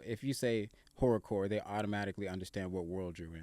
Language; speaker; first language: English; native; English